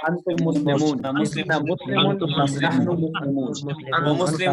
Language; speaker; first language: Arabic; non-native, learner; Urdu